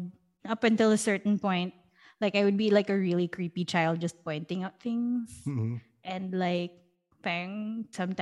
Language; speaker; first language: English; non-native, local second language; Filipino